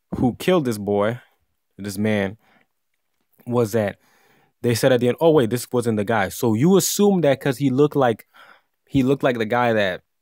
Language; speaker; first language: English; native; English